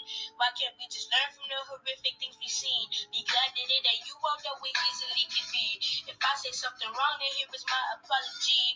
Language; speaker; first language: English; native; English